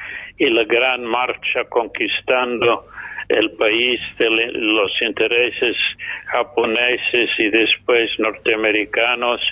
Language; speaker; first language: Spanish; non-native, fluent; English